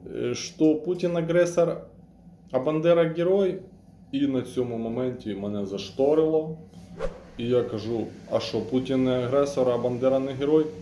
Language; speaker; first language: Ukrainian; non-native, local second language; Russian